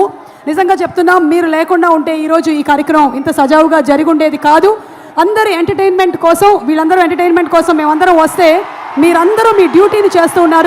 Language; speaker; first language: Telugu; native; Telugu